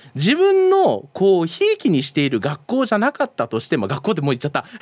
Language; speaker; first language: Japanese; native; Japanese